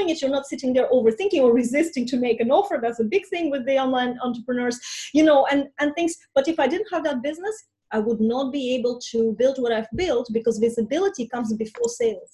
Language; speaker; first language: English; non-native, fluent; Russian